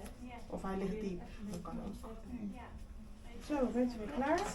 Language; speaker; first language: Dutch; native; Dutch